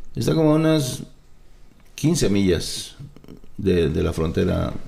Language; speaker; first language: Spanish; native; Spanish